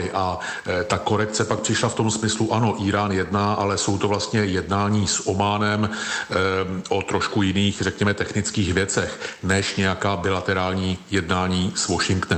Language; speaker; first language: Czech; native; Czech